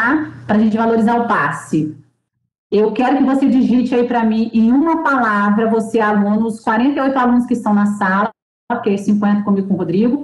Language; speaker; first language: Portuguese; native; Portuguese